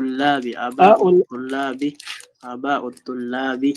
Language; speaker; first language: Arabic; non-native, fluent; Filipino